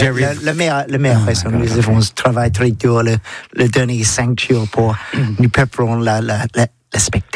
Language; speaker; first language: French; non-native, learner; English